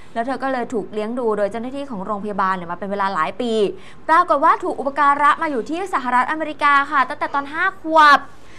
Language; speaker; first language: Thai; native; Thai